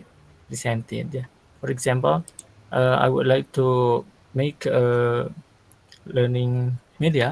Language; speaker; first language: English; non-native, learner; Sundanese